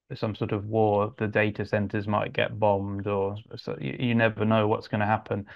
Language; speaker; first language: English; native; English